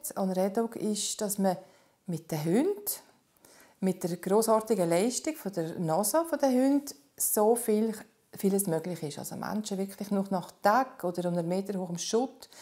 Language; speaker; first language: German; native; German